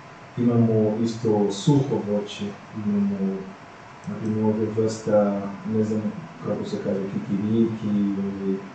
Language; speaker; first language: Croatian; non-native, fluent; Portuguese